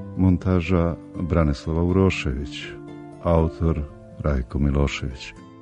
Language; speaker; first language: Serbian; native; Serbian